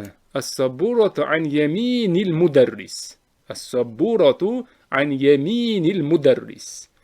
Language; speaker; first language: Arabic; non-native, fluent; Uzbek